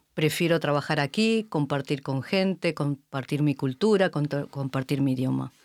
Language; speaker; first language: Spanish; native; Spanish